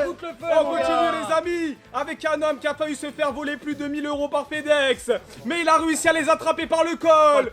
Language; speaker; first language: French; native; French